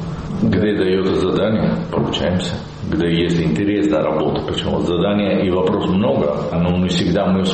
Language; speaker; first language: Russian; non-native, learner; Italian